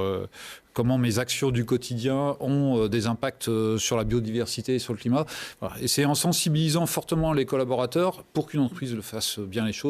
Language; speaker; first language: French; native; French